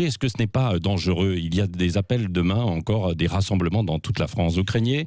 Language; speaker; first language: French; native; French